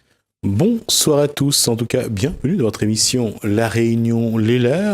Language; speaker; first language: French; non-native, local second language; Réunion Creole French